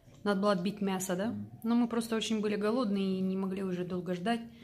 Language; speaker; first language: Russian; native; Russian